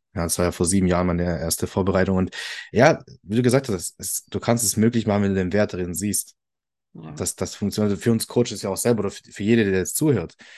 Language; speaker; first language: German; early bilingual, other home language; Italian